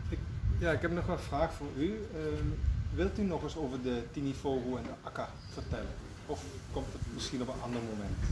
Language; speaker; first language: Dutch; native; Dutch